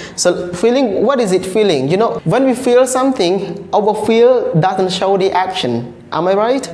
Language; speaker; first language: English; non-native, learner; Khmer